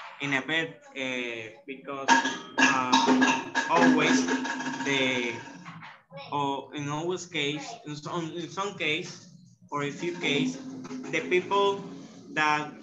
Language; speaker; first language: English; non-native, learner; Spanish